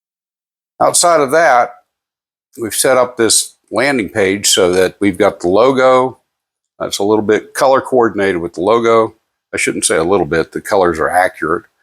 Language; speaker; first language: English; native; English